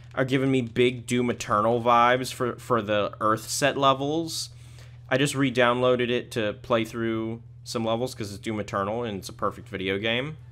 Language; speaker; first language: English; native; English